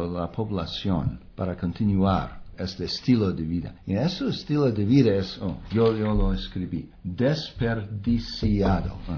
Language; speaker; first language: Spanish; non-native, fluent; English